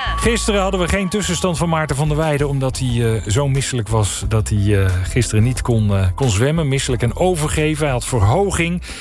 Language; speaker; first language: Dutch; native; Dutch